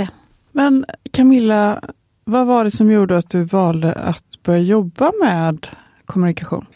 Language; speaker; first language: Swedish; native; Swedish